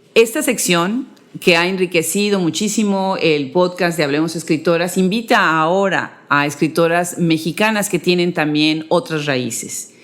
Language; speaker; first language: Spanish; native; Spanish